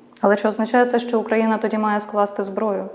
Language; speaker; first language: Ukrainian; native; Ukrainian